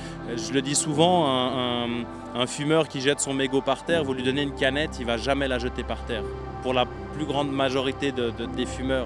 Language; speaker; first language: French; native; French